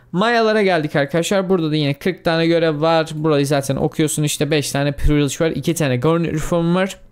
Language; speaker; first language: Turkish; native; Turkish